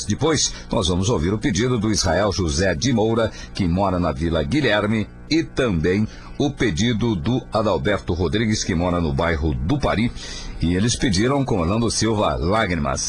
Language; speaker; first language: Portuguese; native; Portuguese